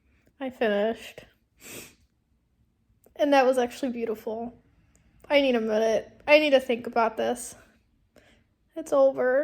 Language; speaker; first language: English; native; English